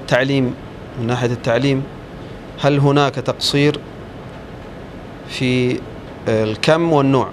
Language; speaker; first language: Arabic; native; Arabic